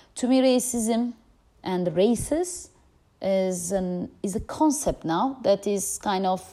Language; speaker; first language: English; non-native, fluent; Turkish